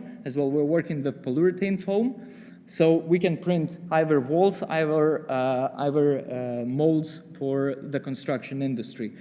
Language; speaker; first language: English; non-native, fluent; Lithuanian